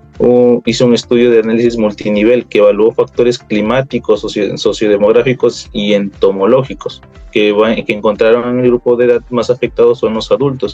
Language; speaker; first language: Spanish; native; Spanish